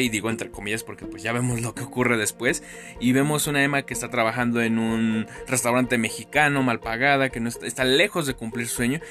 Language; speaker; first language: Spanish; native; Spanish